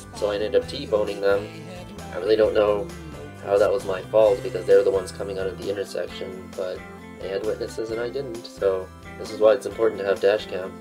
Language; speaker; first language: English; native; English